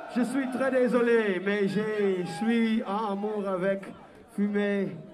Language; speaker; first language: French; non-native, learner; German